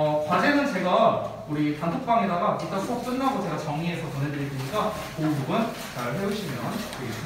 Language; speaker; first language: Korean; native; Korean